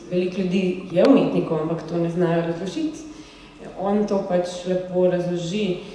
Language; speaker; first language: Slovenian; native; Slovenian